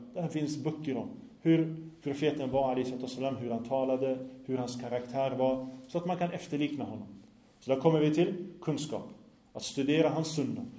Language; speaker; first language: Swedish; non-native, fluent; Arabic